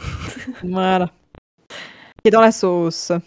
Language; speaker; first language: French; native; French